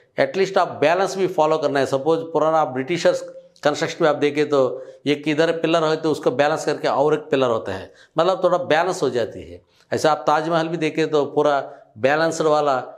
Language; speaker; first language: Hindi; non-native, local second language; Telugu